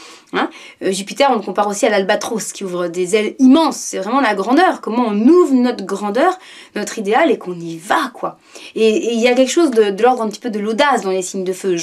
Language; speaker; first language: French; native; French